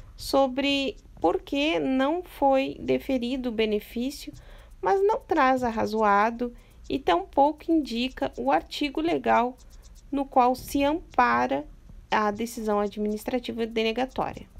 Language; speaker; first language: Portuguese; native; Portuguese